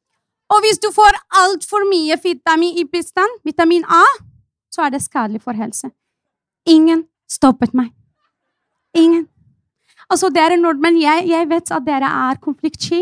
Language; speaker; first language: Norwegian; non-native, fluent; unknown